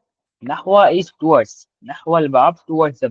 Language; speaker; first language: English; non-native, local second language; Hindi